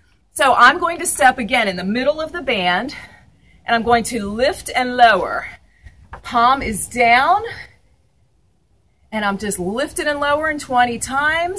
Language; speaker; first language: English; native; English